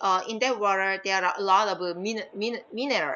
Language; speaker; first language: English; non-native, fluent; Korean